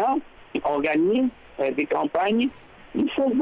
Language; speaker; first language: French; non-native, fluent; English